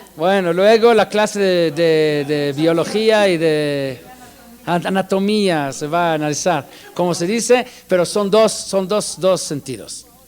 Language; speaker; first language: Spanish; non-native, fluent; Hebrew